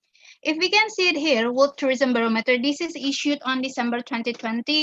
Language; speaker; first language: English; non-native, fluent; Indonesian